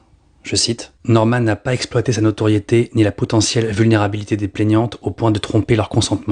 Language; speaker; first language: French; native; French